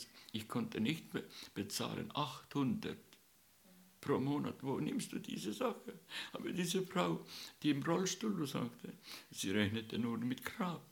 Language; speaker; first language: German; non-native, learner; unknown